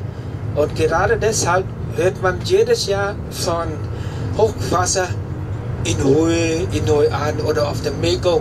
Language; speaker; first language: German; non-native, fluent; Vietnamese